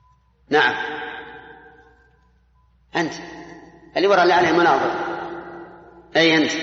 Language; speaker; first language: Arabic; native; Arabic